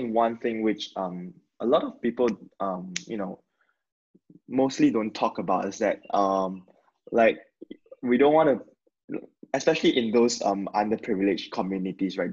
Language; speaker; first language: English; non-native, local second language; Chinese